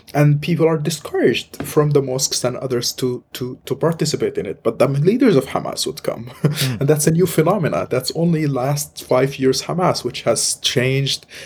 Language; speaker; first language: English; non-native, fluent; Arabic